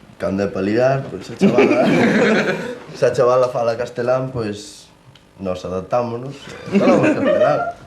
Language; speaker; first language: Galician; non-native, local second language; Spanish